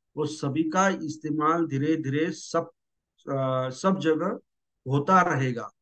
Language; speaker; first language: Hindi; non-native, local second language; Marathi